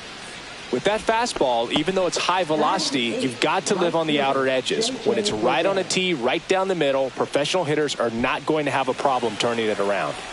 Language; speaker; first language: English; native; English